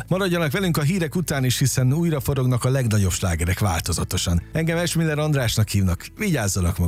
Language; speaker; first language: Hungarian; native; Hungarian